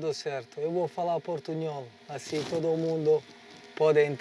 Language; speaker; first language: Portuguese; non-native, learner; Italian